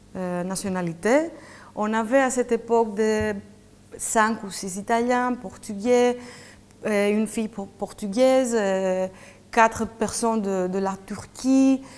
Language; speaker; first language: French; non-native, fluent; Greek